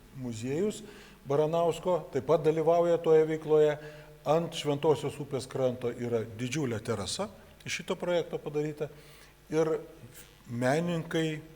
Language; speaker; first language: Lithuanian; native; Lithuanian